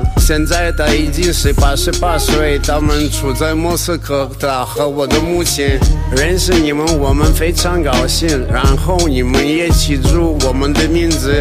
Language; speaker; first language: Chinese; non-native, learner; Russian